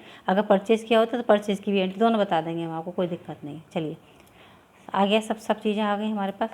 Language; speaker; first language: Hindi; native; Hindi